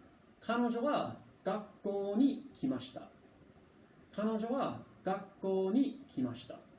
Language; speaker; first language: Japanese; non-native, fluent; English